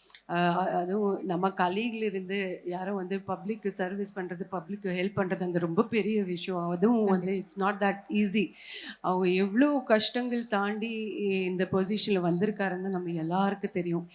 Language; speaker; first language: Tamil; non-native, fluent; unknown